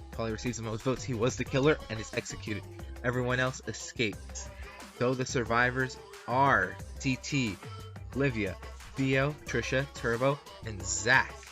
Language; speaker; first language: English; native; English